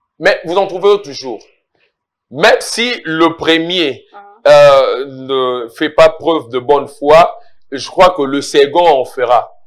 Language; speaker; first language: French; non-native, local second language; Lingala